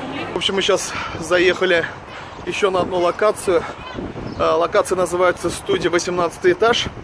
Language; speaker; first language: Russian; non-native, local second language; Tatar